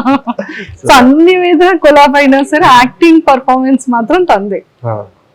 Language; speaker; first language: Telugu; native; Telugu